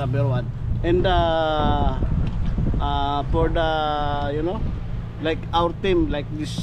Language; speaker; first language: English; non-native, learner; Filipino